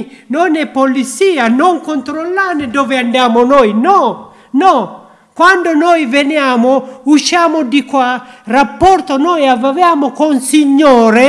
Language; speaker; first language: Italian; non-native, learner; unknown